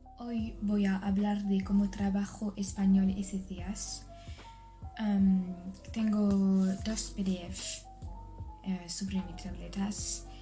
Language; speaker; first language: Spanish; non-native, learner; French